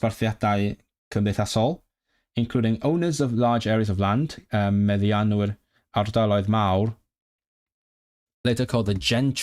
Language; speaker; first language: Welsh; non-native, learner; Cantonese